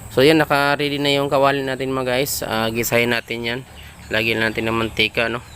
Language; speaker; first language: Filipino; non-native, local second language; Cebuano